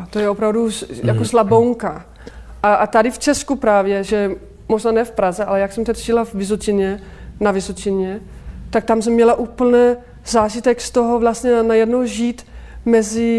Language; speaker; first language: Czech; non-native, fluent; Danish